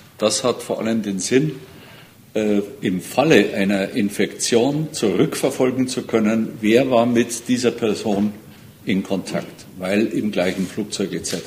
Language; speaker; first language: German; native; German